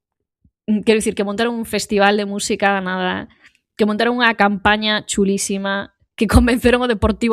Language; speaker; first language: Galician; native; Galician